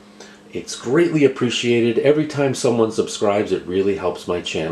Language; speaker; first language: English; native; English